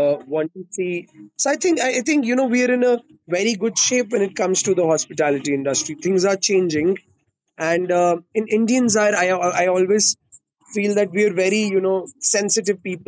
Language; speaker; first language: English; non-native, local second language; Hindi